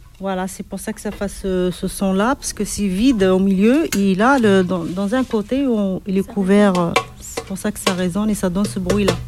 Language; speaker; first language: French; non-native, local second language; Arabic